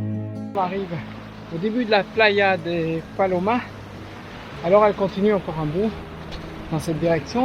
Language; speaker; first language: French; native; French